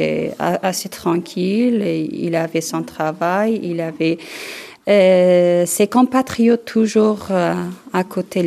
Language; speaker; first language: French; non-native, learner; Persian